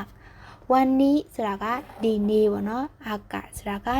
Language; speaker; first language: Thai; non-native, fluent; Burmese